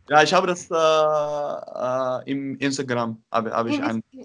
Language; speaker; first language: German; non-native, learner; Dutch